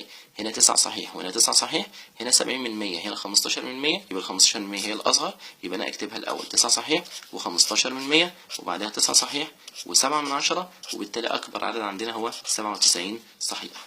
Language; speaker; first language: Arabic; native; Arabic